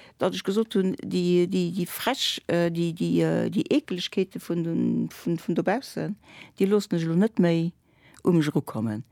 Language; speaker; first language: Luxembourgish; early bilingual, other home language; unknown